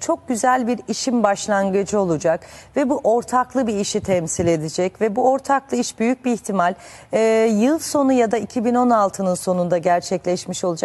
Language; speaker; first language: Turkish; native; Turkish